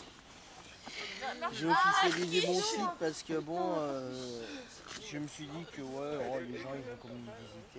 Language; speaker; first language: French; native; French